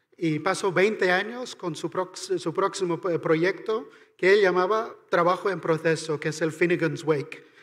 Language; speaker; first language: Spanish; non-native, fluent; Irish